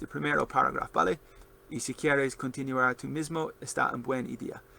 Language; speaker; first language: Spanish; non-native, learner; English